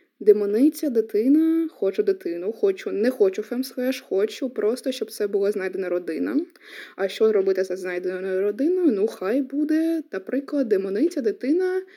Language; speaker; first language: Ukrainian; non-native, local second language; Russian